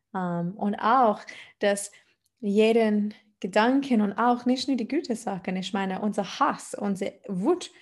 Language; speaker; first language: German; non-native, fluent; English